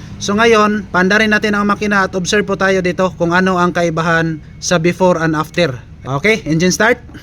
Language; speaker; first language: Filipino; non-native, local second language; Cebuano